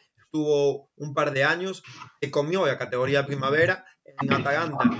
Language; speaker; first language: Spanish; native; Spanish